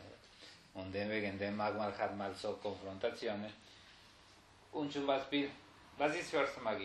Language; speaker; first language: German; non-native, fluent; Spanish